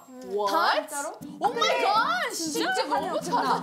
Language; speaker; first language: Korean; non-native, learner; Japanese